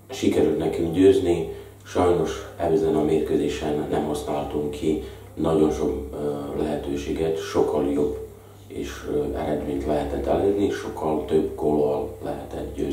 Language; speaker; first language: Hungarian; non-native, fluent; Slovak